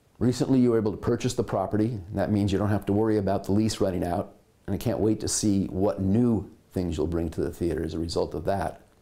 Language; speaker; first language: English; native; English